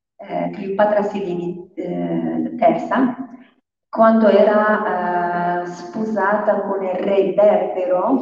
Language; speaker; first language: Italian; non-native, fluent; Arabic